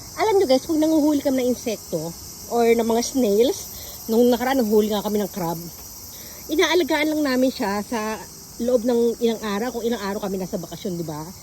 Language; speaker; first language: Filipino; native; Filipino